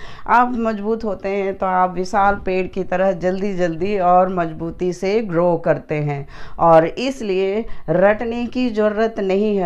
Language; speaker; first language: Hindi; native; Hindi